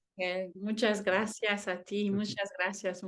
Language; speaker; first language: Spanish; non-native, learner; French